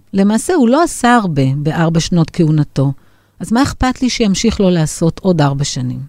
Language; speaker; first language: Hebrew; native; Hebrew